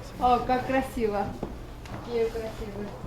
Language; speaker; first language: Russian; non-native, fluent; Georgian